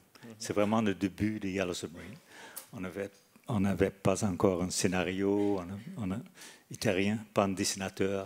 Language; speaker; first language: French; non-native, fluent; Dutch